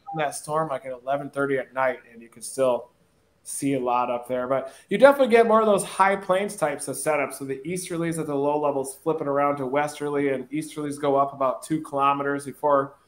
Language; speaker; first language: English; native; English